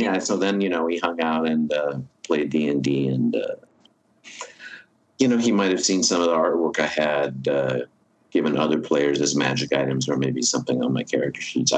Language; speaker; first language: English; native; English